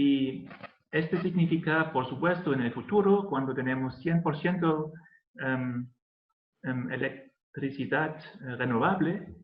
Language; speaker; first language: Spanish; non-native, learner; German